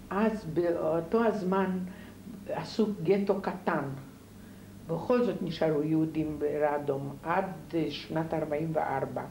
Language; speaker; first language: Hebrew; non-native, fluent; Polish